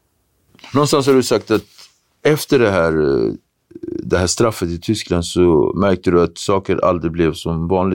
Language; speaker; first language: Swedish; native; Swedish